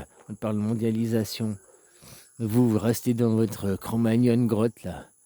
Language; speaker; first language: French; native; French